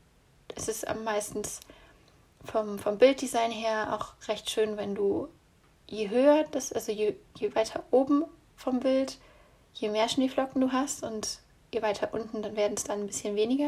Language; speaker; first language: German; native; German